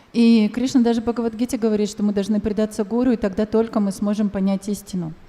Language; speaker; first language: Russian; native; Russian